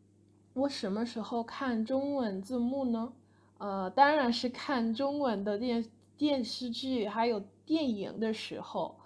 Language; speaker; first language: Chinese; non-native, fluent; English